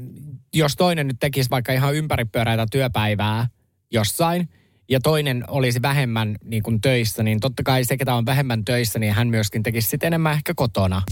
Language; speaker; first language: Finnish; native; Finnish